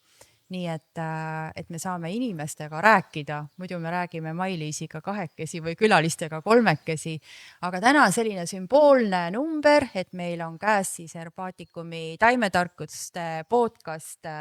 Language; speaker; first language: Estonian; native; Estonian